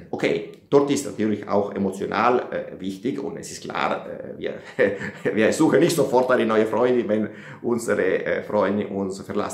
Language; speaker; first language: German; non-native, fluent; Italian